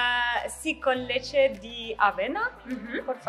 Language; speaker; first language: Spanish; non-native, learner; French